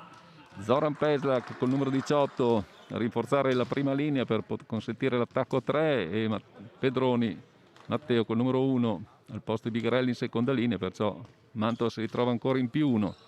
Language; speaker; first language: Italian; native; Italian